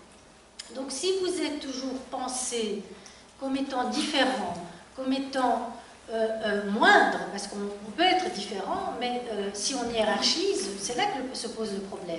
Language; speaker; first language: French; native; French